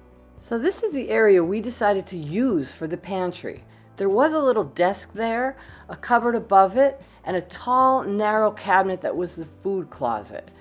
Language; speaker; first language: English; native; English